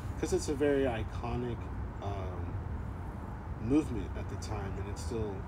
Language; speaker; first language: English; native; English